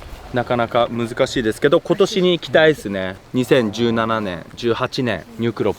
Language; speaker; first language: Japanese; native; Japanese